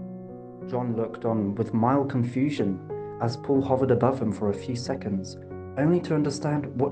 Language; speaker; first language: English; native; English